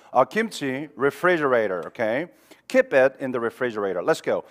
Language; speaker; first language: English; non-native, fluent; Korean